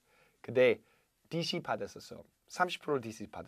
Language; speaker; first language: Korean; non-native, fluent; English